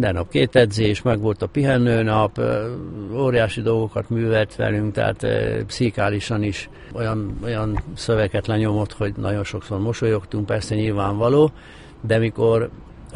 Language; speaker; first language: Hungarian; native; Hungarian